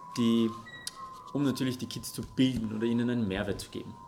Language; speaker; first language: German; non-native, fluent; Russian